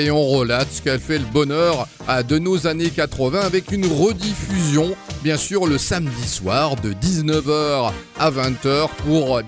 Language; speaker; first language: French; native; French